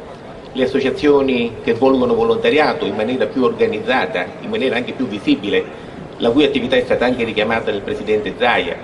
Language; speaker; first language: Italian; native; Italian